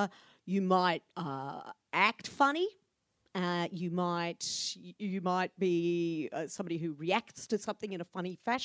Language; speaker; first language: English; native; English